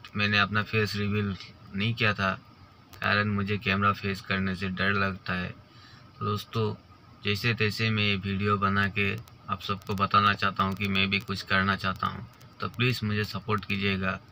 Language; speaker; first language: Hindi; non-native, local second language; Bangla